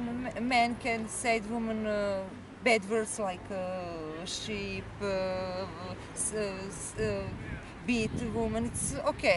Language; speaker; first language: English; non-native, learner; Serbian